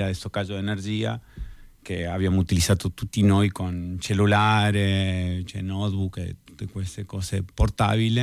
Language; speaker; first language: Italian; non-native, fluent; Spanish